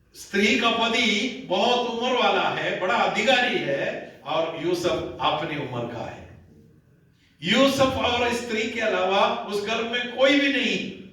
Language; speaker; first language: Hindi; non-native, local second language; Malayalam